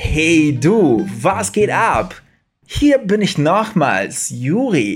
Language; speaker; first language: German; non-native, fluent; Portuguese